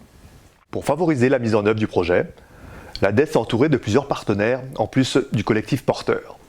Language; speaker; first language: French; native; French